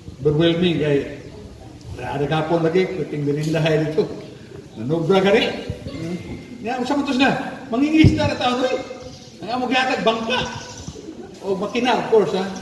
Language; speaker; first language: Cebuano; native; Cebuano